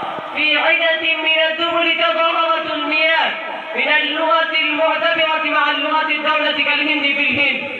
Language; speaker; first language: Arabic; non-native, learner; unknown